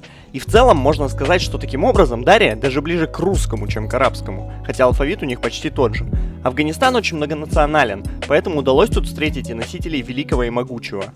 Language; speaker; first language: Russian; native; Russian